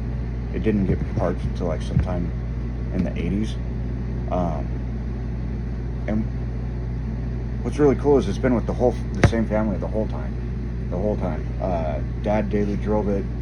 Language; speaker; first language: English; native; English